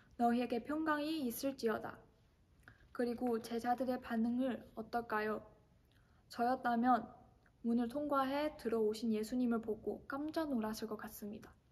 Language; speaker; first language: Korean; non-native, fluent; Chinese